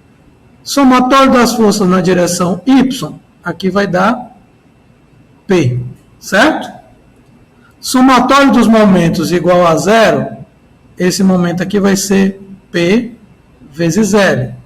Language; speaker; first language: Portuguese; native; Portuguese